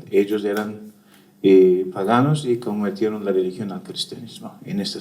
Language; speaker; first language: Spanish; non-native, fluent; Turkish